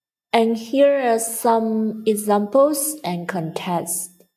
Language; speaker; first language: English; non-native, fluent; Chinese